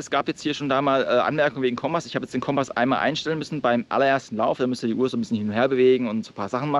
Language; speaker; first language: German; native; German